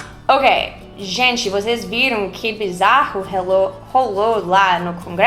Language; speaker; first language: Portuguese; non-native, learner; English